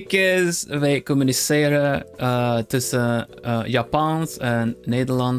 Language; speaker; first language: Dutch; non-native, learner; Swedish